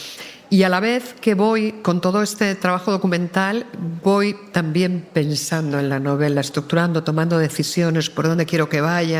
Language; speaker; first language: Spanish; native; Spanish